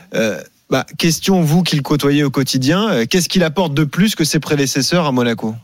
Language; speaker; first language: French; native; French